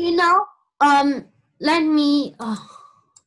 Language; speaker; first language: English; non-native, learner; Chinese